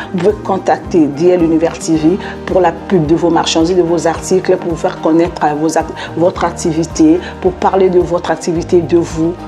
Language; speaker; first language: French; non-native, local second language; Lingala